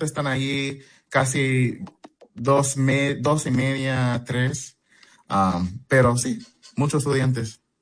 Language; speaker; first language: Spanish; early bilingual, heritage; English